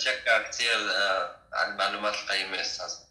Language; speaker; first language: Arabic; native; Arabic